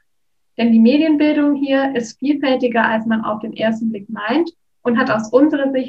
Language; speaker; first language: German; native; German